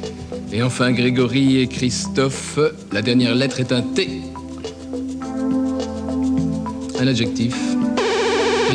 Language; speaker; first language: French; native; French